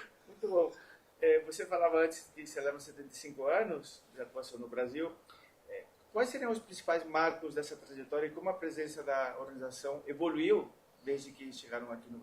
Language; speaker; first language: Portuguese; non-native, fluent; Spanish